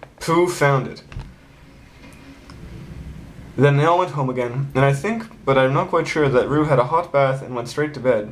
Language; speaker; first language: English; native; English